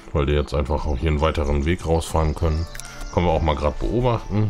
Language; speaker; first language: German; native; German